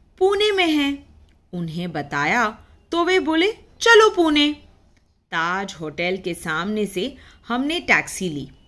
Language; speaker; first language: Hindi; non-native, local second language; Marathi